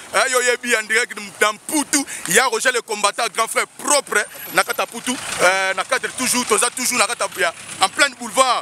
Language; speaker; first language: Lingala; native; Lingala